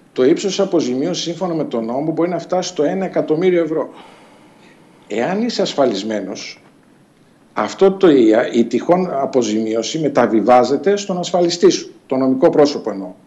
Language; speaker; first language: Greek; native; Greek